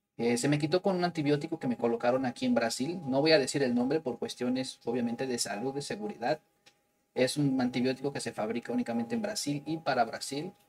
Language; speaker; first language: Spanish; native; Spanish